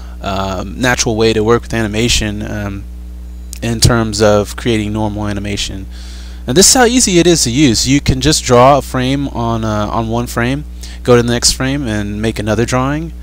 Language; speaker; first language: English; native; English